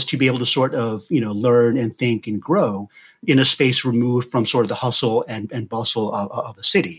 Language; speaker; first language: English; native; English